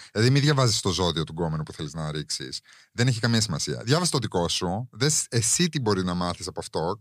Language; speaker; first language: Greek; early bilingual, heritage; Greek